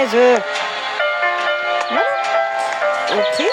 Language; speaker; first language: French; native; French